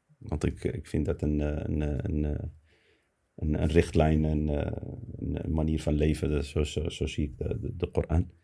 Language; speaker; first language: Dutch; early bilingual, other home language; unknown